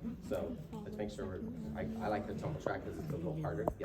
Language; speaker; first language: English; native; English